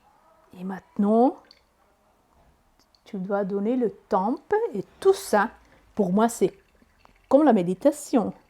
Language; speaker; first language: French; non-native, learner; Italian